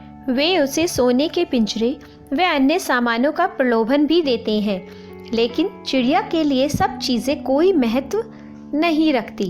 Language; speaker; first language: Hindi; native; Hindi